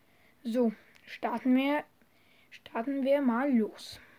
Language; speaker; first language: German; non-native, learner; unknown